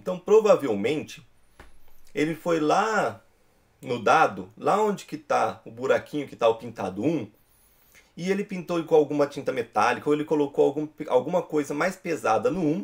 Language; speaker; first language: Portuguese; native; Portuguese